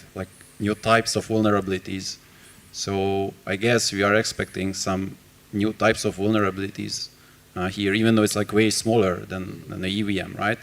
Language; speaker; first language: English; non-native, fluent; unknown